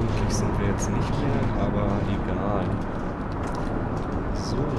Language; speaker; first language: German; native; German